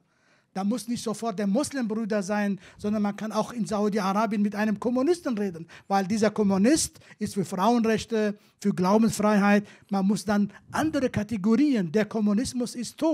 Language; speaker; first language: German; non-native, fluent; Kurdish